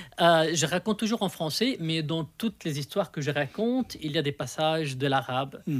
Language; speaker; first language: French; non-native, fluent; Arabic